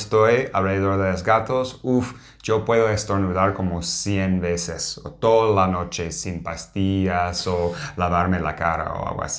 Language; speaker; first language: Spanish; non-native, fluent; English